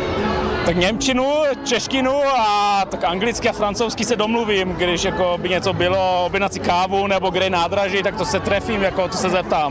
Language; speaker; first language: Czech; early bilingual, heritage; Czech